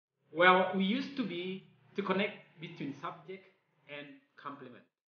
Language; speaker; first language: English; non-native, fluent; Indonesian